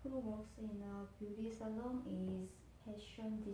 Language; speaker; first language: English; non-native, learner; Korean